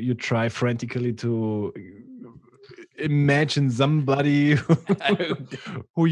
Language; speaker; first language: English; non-native, fluent; German